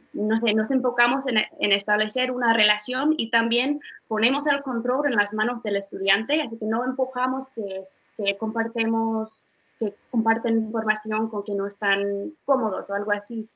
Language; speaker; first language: Spanish; non-native, fluent; English